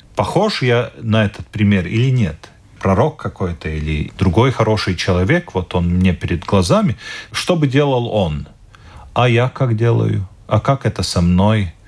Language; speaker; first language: Russian; non-native, local second language; Latvian